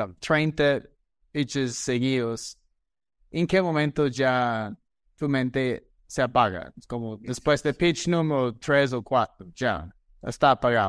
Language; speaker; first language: Spanish; non-native, fluent; English